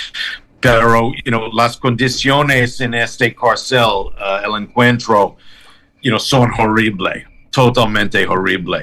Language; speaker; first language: Spanish; non-native, learner; English